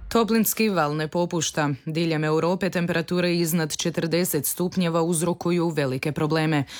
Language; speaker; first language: Croatian; native; Croatian